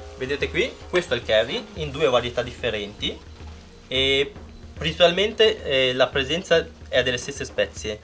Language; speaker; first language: Italian; non-native, fluent; Punjabi